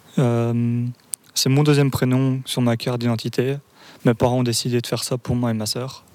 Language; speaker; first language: French; native; French